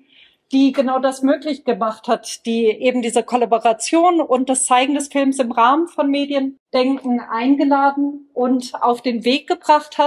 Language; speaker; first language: German; native; German